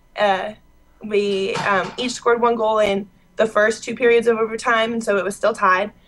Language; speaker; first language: English; native; English